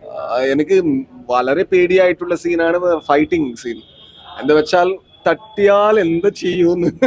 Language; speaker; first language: Malayalam; non-native, learner; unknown